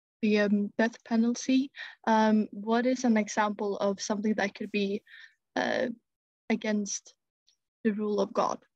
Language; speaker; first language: English; non-native, fluent; Swedish